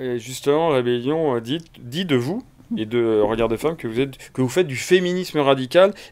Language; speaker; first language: French; native; French